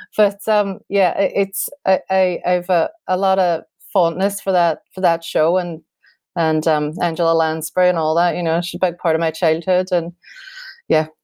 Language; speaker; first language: English; native; English